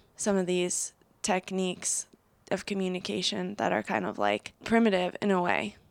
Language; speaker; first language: English; native; English